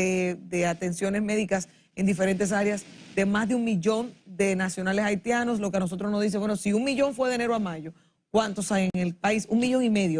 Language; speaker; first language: Spanish; native; Spanish